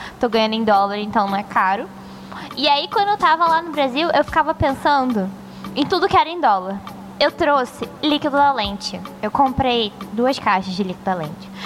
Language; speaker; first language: Portuguese; native; Portuguese